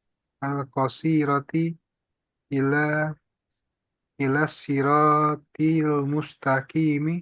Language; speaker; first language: Arabic; non-native, learner; Indonesian